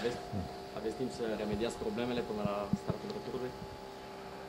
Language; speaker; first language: Romanian; native; Romanian